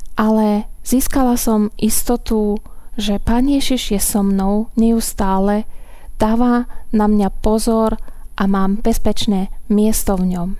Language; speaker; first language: Slovak; non-native, fluent; German